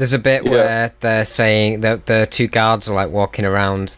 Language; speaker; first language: English; native; English